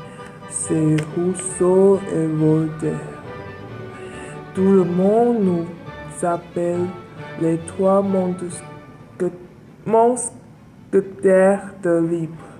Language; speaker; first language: French; non-native, learner; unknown